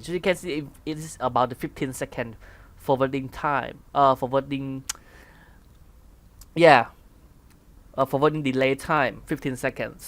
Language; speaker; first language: English; non-native, fluent; Khmer